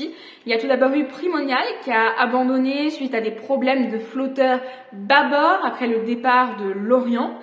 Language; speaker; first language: French; native; French